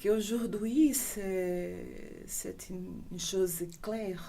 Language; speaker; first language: French; non-native, learner; Portuguese